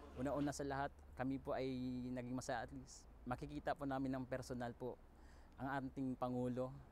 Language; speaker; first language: Filipino; native; Filipino